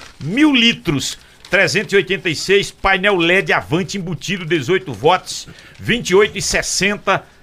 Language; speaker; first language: Portuguese; native; Portuguese